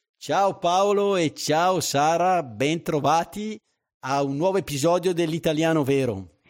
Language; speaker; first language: Italian; native; Italian